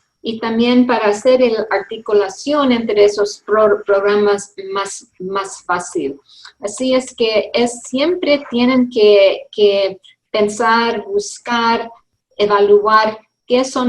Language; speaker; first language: Spanish; early bilingual, heritage; English